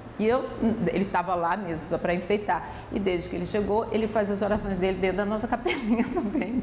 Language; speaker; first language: Portuguese; native; Portuguese